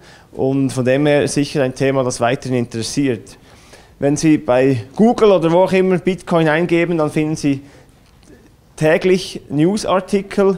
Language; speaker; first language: German; native; German